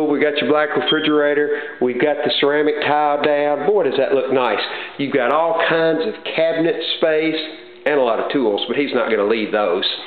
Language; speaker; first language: English; native; English